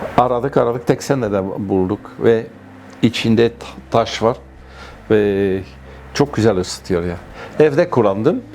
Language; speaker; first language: Turkish; non-native, fluent; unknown